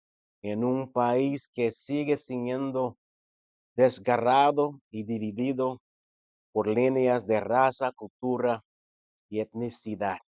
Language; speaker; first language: Spanish; non-native, fluent; English